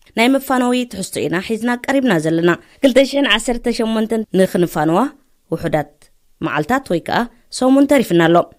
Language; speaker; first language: Tigrinya; native; Tigrinya